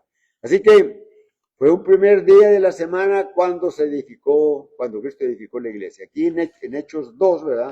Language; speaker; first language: Spanish; native; Spanish